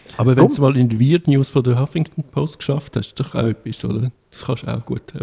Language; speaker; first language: German; native; German